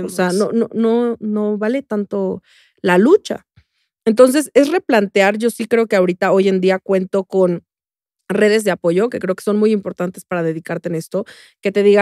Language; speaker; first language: Spanish; native; Spanish